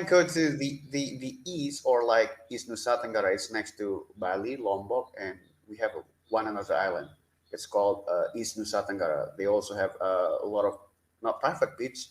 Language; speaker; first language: English; non-native, learner; Indonesian